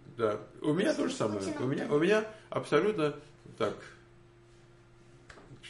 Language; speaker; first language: Russian; native; Russian